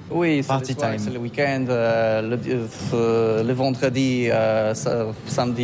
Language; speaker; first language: French; non-native, learner; Polish